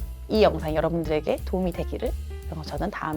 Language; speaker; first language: Korean; native; Korean